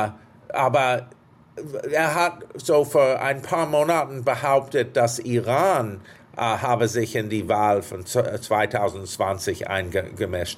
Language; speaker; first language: German; non-native, fluent; English